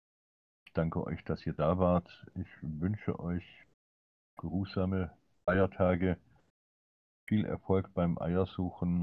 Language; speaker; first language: German; native; German